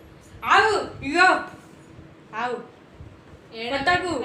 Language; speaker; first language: Telugu; native; Telugu